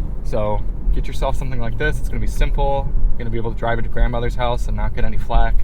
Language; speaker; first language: English; native; English